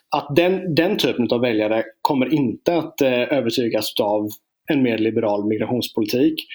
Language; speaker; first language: Swedish; native; Swedish